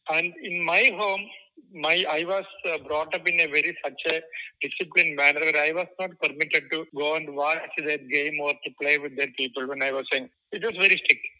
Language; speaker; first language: English; non-native, local second language; Malayalam